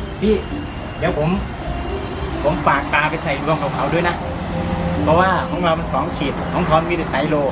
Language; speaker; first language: Thai; non-native, local second language; Northeastern Thai